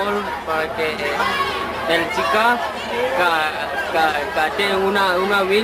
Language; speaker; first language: Catalan; non-native, learner; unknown